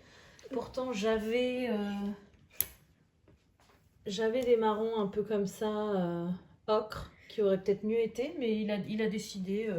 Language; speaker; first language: French; native; French